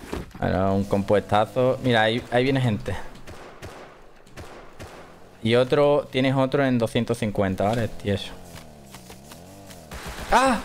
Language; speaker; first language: Spanish; native; Spanish